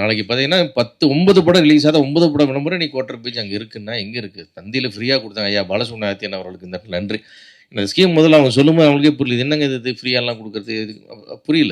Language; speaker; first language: Tamil; native; Tamil